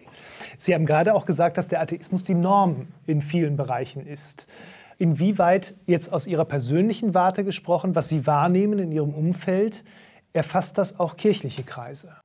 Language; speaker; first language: German; native; German